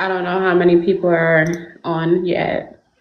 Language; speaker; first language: English; native; English